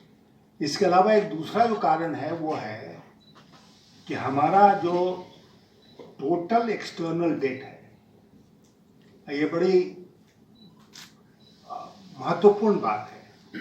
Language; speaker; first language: Hindi; native; Hindi